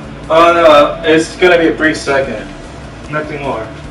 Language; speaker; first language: English; native; English